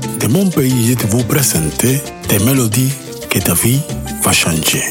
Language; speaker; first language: French; non-native, learner; Spanish